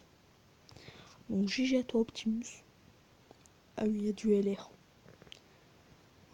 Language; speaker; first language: French; native; French